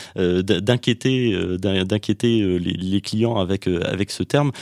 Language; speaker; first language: French; native; French